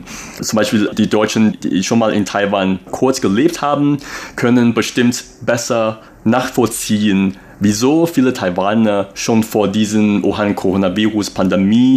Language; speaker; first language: German; non-native, fluent; Chinese